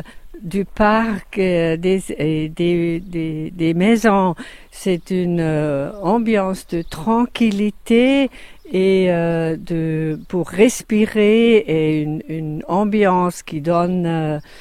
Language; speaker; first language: French; non-native, fluent; German